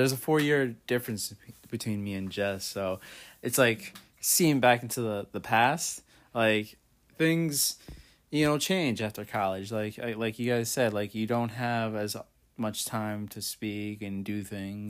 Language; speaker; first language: English; native; English